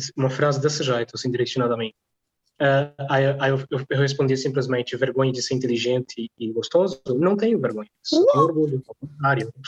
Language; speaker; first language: Portuguese; non-native, fluent; Polish